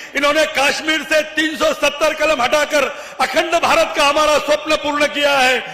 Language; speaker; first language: Hindi; non-native, local second language; Marathi